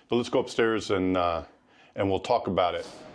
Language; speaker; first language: English; native; English